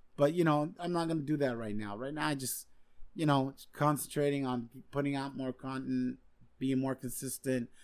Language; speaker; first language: English; non-native, fluent; Spanish